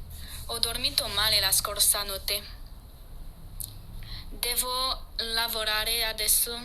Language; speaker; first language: Italian; non-native, learner; French